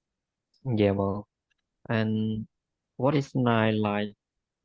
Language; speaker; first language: English; non-native, learner; Khmer